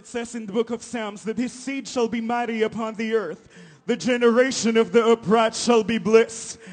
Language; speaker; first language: English; non-native, local second language; Filipino